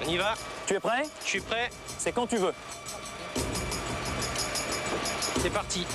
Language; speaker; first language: French; native; French